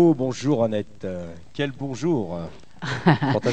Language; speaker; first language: French; native; French